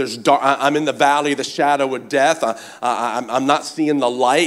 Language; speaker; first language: English; native; English